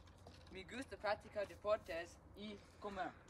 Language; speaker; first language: Spanish; non-native, learner; English